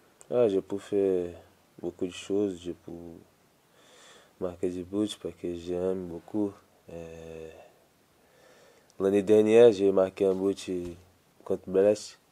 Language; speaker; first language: French; non-native, learner; Portuguese